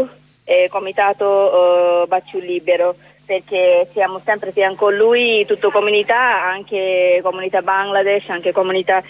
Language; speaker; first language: Italian; non-native, learner; Bangla